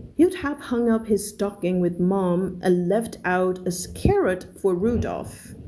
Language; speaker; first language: English; non-native, fluent; Thai